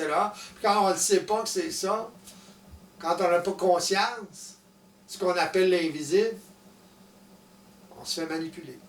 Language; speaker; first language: French; native; French